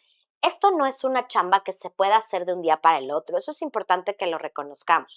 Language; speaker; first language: Spanish; native; Spanish